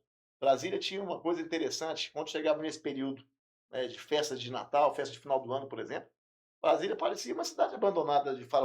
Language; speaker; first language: Portuguese; native; Portuguese